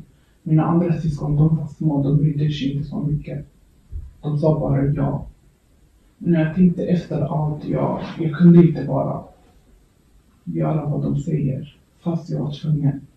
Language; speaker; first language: Swedish; early bilingual, other home language; Kurdish